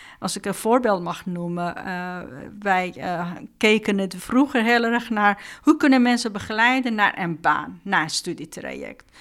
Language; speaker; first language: Dutch; non-native, fluent; Persian